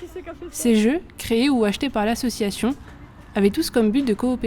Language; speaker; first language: French; native; French